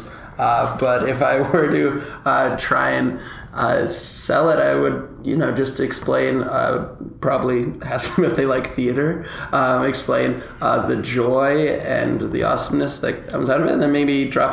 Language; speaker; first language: English; native; English